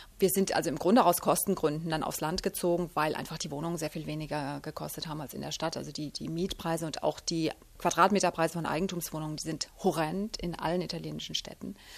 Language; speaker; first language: German; native; German